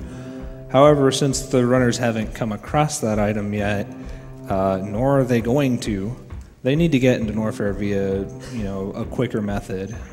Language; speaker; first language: English; native; English